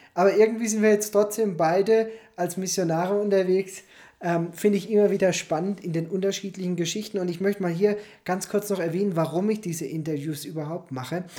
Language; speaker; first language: German; native; German